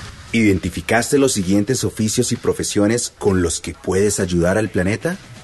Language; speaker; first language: Spanish; native; Spanish